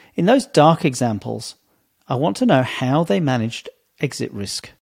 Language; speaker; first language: English; native; English